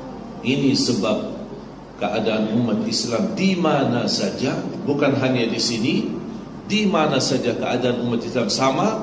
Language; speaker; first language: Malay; non-native, fluent; Arabic